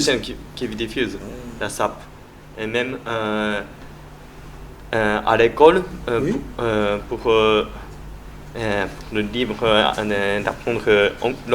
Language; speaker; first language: French; non-native, learner; Japanese